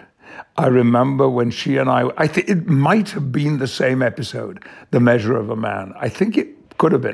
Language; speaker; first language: English; native; English